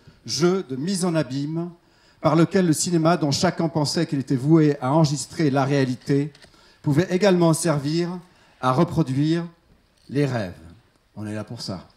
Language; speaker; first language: French; native; French